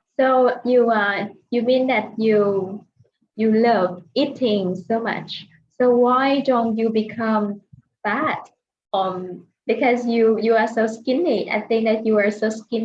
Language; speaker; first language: English; non-native, fluent; Vietnamese